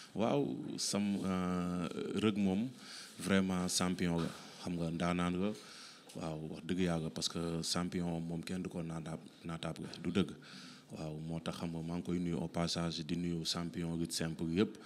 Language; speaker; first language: Wolof; non-native, local second language; Serer